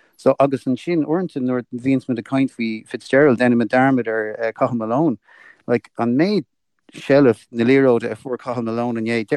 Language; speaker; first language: Irish; native; Irish